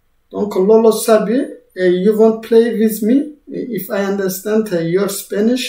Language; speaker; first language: English; non-native, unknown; Azerbaijani